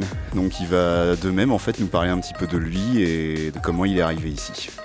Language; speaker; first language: French; native; French